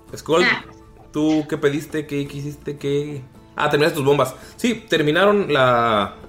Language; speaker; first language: Spanish; native; Spanish